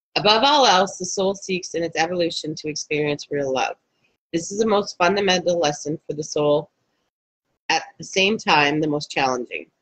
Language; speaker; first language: English; native; English